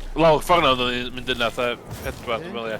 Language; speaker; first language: Welsh; native; Welsh